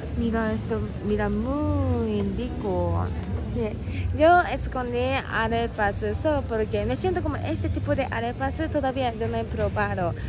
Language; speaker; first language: Spanish; non-native, learner; Japanese